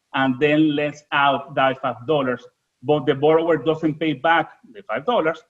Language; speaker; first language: English; non-native, fluent; Spanish